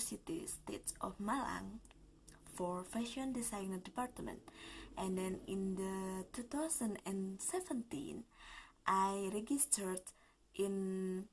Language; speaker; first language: English; non-native, learner; Indonesian